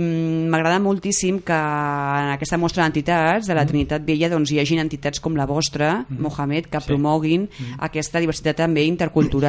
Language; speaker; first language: Catalan; native; Catalan